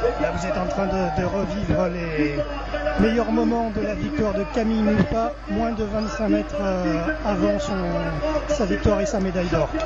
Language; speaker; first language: French; native; French